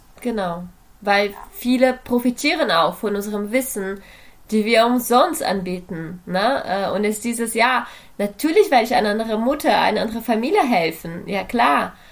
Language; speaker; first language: German; non-native, fluent; Portuguese